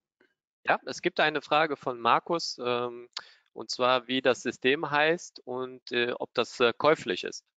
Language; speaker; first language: German; native; German